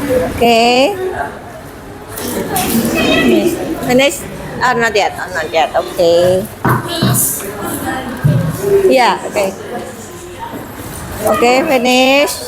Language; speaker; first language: English; non-native, fluent; Indonesian